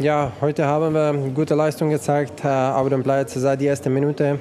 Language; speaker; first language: German; non-native, learner; Czech